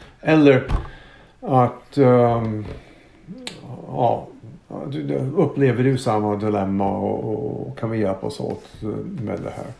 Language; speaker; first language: Swedish; non-native, fluent; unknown